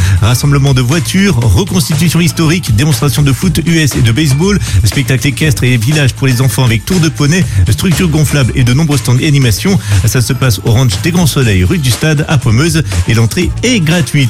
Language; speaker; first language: French; native; French